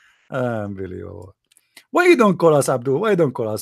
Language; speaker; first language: English; non-native, local second language; Arabic